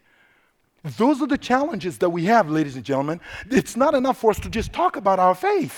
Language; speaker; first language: English; non-native, fluent; Sango